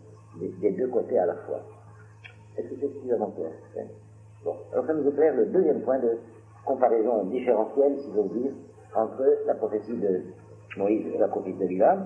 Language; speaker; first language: French; native; French